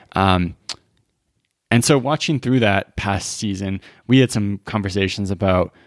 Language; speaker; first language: English; native; English